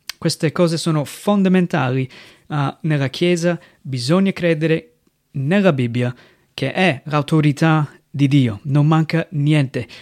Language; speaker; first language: Italian; non-native, fluent; English